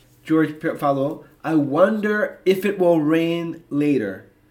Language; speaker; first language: English; native; English